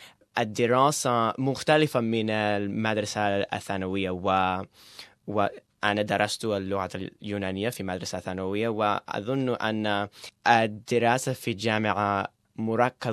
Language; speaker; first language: Arabic; non-native, learner; English